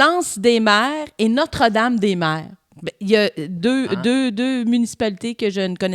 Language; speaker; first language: French; native; French